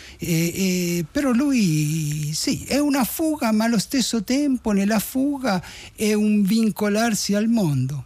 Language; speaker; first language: Italian; non-native, fluent; Spanish